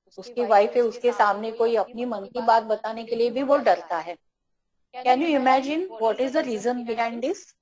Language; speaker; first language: Hindi; native; Hindi